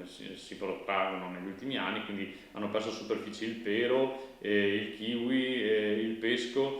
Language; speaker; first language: Italian; native; Italian